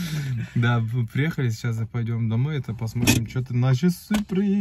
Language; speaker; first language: Russian; non-native, learner; Turkish